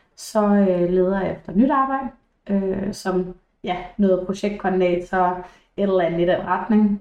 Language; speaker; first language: Danish; early bilingual, other home language; English